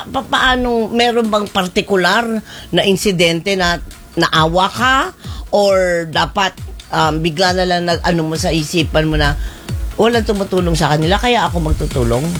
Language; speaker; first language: Filipino; native; Filipino